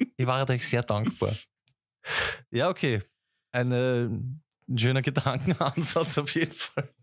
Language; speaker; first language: German; native; German